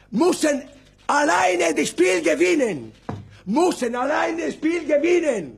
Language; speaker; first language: German; non-native, learner; Italian